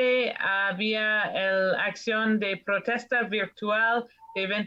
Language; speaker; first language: Spanish; non-native, fluent; English